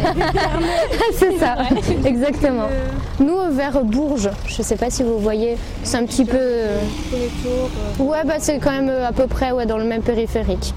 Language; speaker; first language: French; native; French